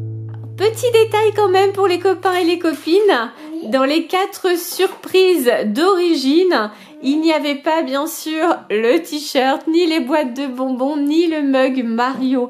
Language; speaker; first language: French; native; French